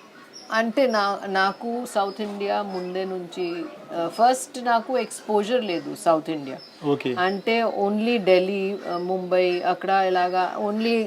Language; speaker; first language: Telugu; non-native, fluent; Hindi